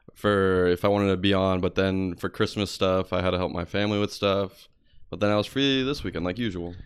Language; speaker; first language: English; early bilingual, other home language; Spanish